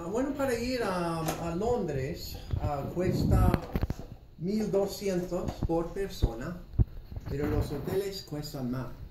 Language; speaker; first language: Spanish; non-native, fluent; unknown